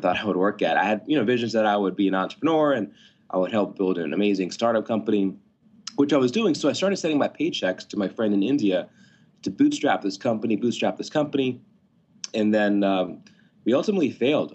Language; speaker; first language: English; native; English